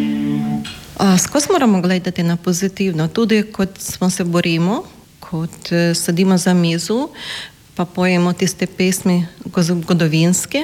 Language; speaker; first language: Slovenian; non-native, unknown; Ukrainian